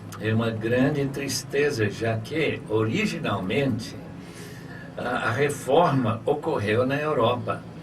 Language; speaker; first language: Portuguese; non-native, fluent; English